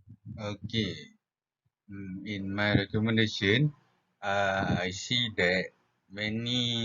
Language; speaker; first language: English; non-native, local second language; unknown